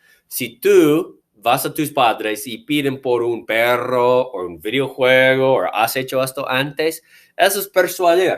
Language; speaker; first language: Spanish; non-native, fluent; English